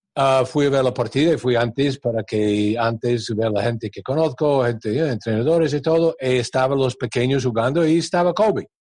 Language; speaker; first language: Spanish; non-native, fluent; English